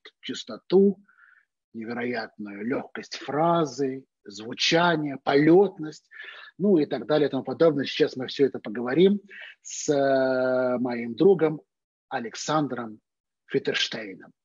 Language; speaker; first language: Russian; native; Russian